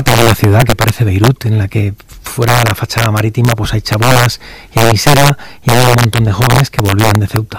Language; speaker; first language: Spanish; native; Spanish